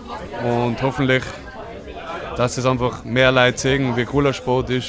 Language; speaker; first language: German; native; German